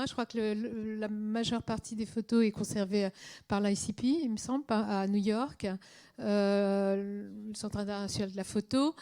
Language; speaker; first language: French; native; French